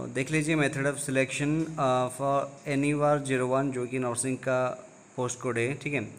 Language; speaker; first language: Hindi; non-native, local second language; Odia